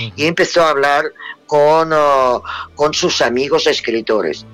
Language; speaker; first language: Spanish; non-native, fluent; Russian